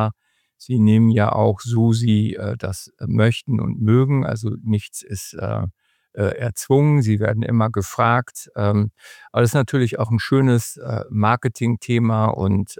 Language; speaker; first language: German; native; German